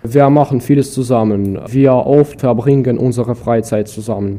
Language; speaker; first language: German; non-native, learner; Russian